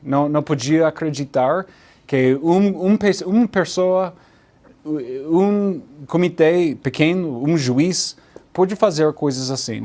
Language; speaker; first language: Portuguese; non-native, learner; English